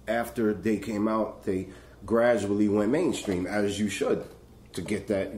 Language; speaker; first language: English; native; English